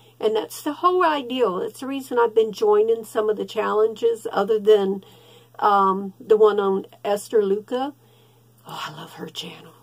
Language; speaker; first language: English; native; English